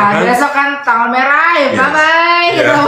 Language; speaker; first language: Indonesian; native; Indonesian